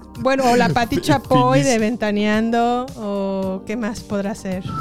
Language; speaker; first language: Spanish; native; Spanish